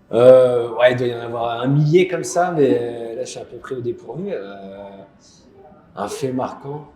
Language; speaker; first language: French; native; French